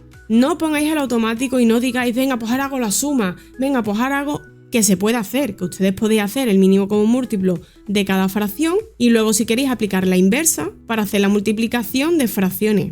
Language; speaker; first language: Spanish; native; Spanish